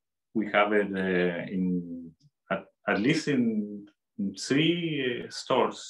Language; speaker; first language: English; non-native, fluent; Spanish